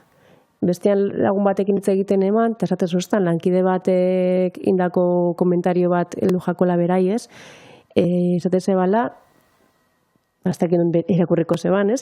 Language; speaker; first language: Basque; native; Basque